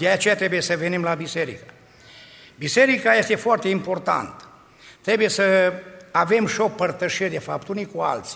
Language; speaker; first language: Romanian; native; Romanian